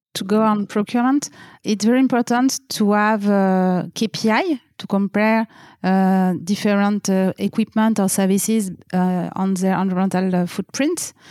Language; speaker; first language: English; non-native, fluent; French